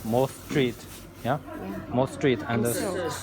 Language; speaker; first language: English; non-native, learner; Chinese